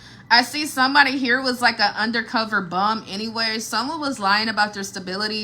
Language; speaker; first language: English; native; English